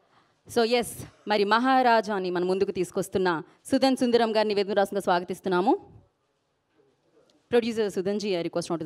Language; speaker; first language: Telugu; native; Telugu